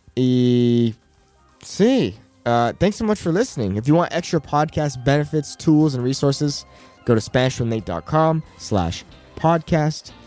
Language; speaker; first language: English; native; English